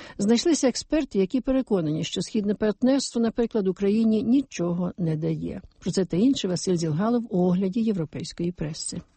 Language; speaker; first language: Ukrainian; native; Ukrainian